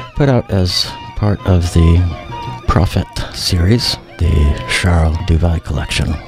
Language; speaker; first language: English; native; English